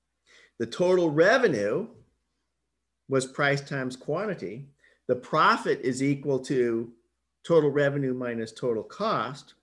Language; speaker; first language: English; native; English